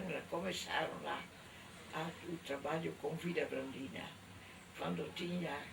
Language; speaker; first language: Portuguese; non-native, fluent; Dutch